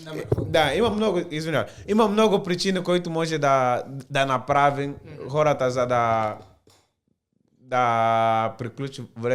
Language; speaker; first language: Bulgarian; non-native, learner; Portuguese